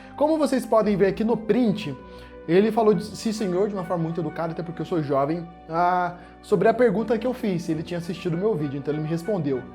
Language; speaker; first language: Portuguese; native; Portuguese